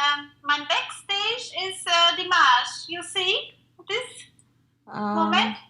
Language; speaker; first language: English; non-native, learner; Russian